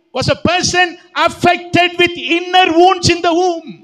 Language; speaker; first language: English; non-native, local second language; Tamil